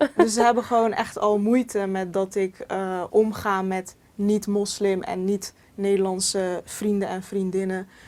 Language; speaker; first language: Dutch; early bilingual, other home language; Turkish